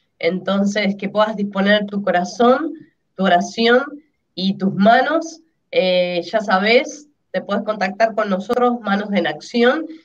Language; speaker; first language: Spanish; native; Spanish